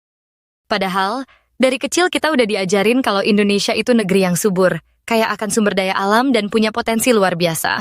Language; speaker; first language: Indonesian; native; Indonesian